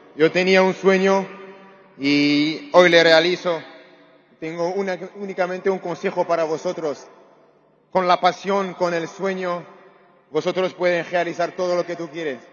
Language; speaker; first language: Spanish; non-native, learner; French